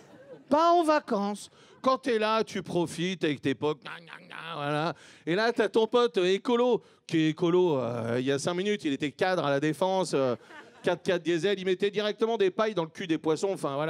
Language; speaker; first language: French; native; French